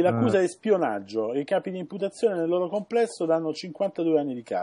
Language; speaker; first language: Italian; native; Italian